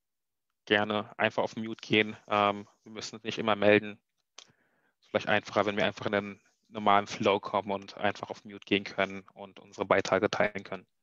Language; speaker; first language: German; native; German